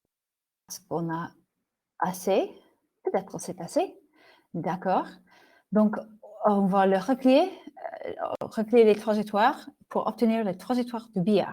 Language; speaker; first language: French; non-native, fluent; English